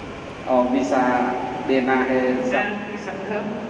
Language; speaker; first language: Hindi; non-native, learner; Khmer